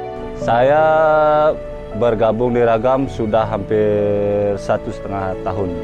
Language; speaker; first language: Indonesian; non-native, local second language; Balinese